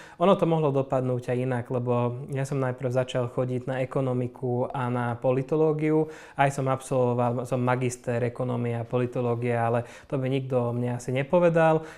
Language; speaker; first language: Slovak; non-native, local second language; Hungarian